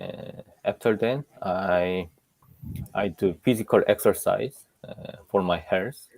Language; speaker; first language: English; non-native, learner; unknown